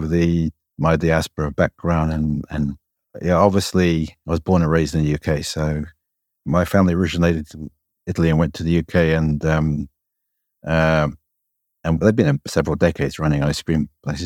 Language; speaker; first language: English; native; English